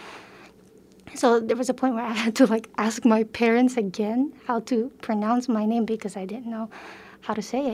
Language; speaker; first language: English; early bilingual, other home language; Filipino